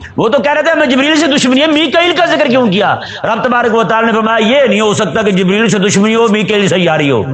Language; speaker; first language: Urdu; non-native, local second language; Punjabi